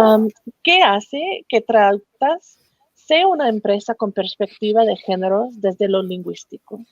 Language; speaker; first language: Spanish; non-native, fluent; English